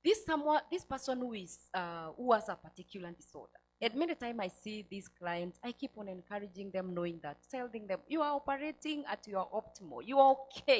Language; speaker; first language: English; non-native, local second language; Swahili